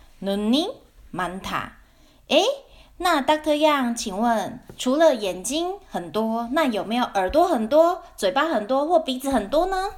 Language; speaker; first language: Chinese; native; Chinese